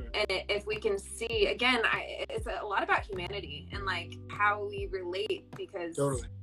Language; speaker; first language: English; native; English